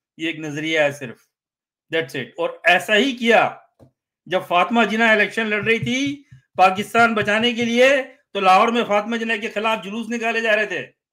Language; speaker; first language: Urdu; native; Urdu